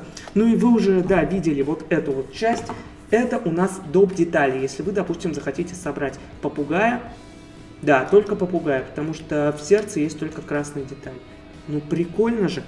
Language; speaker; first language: Russian; native; Russian